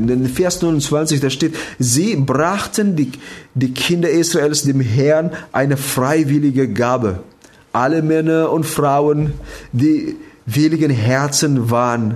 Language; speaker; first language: German; non-native, fluent; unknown